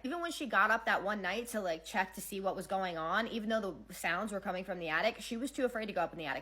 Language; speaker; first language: English; native; English